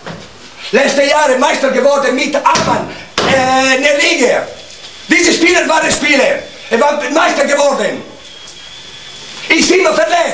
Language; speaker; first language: German; non-native, learner; Italian